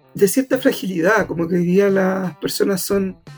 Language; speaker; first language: Spanish; native; Spanish